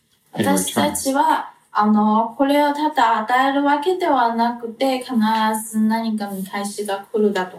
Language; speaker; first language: Japanese; non-native, fluent; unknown